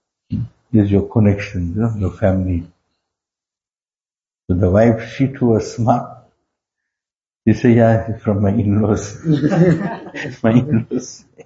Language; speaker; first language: English; native; English